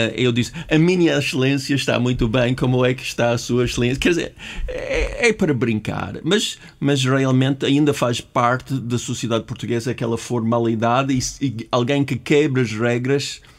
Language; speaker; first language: Portuguese; non-native, fluent; English